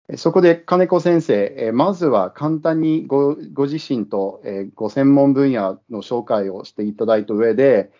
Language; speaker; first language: Japanese; non-native, fluent; English